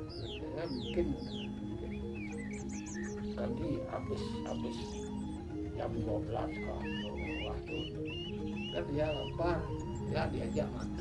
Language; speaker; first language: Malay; non-native, local second language; Balinese